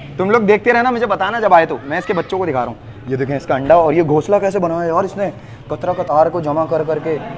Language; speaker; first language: Urdu; native; Urdu